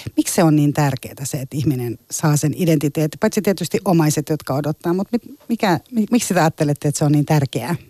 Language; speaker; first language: Finnish; native; Finnish